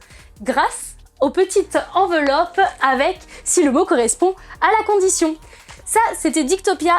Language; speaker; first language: French; native; French